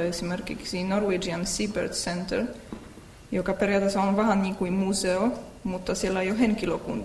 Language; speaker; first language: Finnish; non-native, fluent; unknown